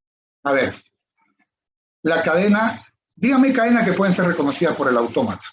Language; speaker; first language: Spanish; native; Spanish